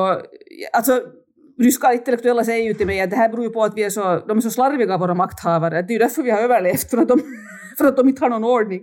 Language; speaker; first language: Swedish; native; Swedish